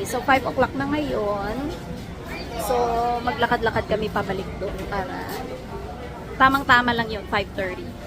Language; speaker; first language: Filipino; non-native, local second language; Hiligaynon